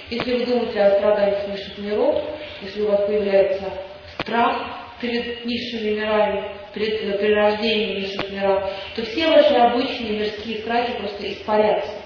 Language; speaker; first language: Russian; native; Russian